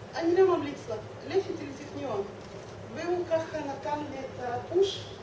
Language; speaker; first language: Hebrew; non-native, fluent; Russian